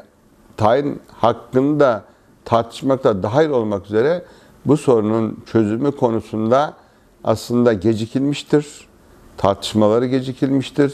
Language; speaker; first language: Turkish; native; Turkish